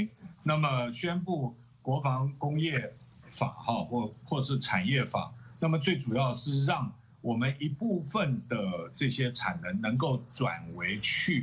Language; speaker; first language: Chinese; native; Chinese